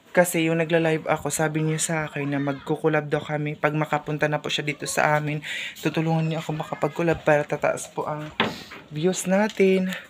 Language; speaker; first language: Filipino; non-native, local second language; Cebuano